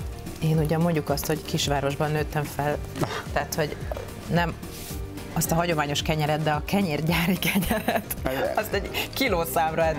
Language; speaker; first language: Hungarian; native; Hungarian